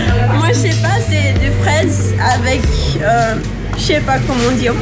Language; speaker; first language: French; non-native, learner; Portuguese